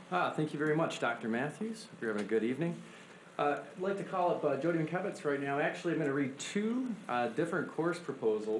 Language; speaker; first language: English; native; English